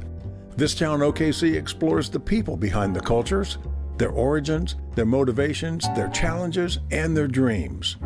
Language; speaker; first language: English; native; English